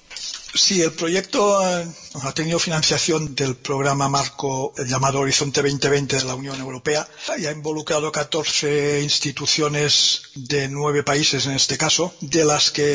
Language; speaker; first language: Spanish; native; Spanish